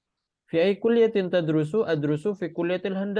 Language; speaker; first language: Arabic; non-native, fluent; Indonesian